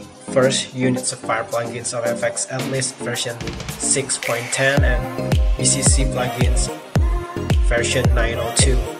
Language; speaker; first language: English; non-native, learner; Indonesian